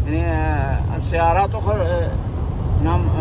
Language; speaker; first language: Arabic; non-native, learner; Urdu